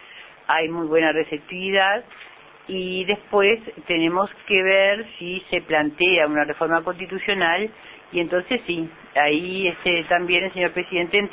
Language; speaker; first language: Spanish; native; Spanish